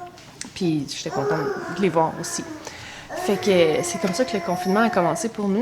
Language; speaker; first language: French; native; French